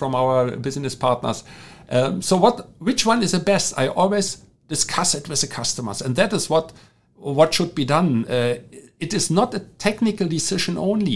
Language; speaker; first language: English; non-native, fluent; German